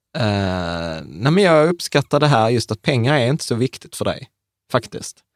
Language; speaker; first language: Swedish; early bilingual, other home language; Czech